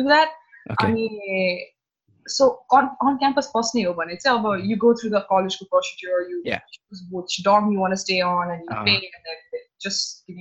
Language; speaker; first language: English; non-native, local second language; Nepali